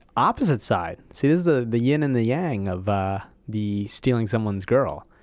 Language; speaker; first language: English; native; English